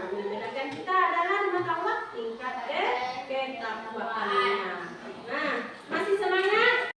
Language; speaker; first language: Indonesian; native; Indonesian